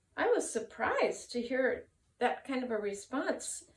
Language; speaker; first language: English; native; English